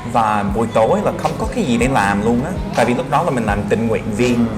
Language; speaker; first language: Vietnamese; non-native, fluent; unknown